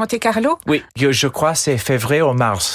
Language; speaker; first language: French; non-native, fluent; English